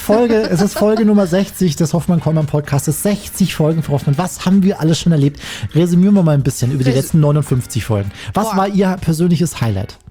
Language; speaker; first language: German; native; German